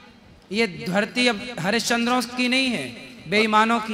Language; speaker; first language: Hindi; native; Hindi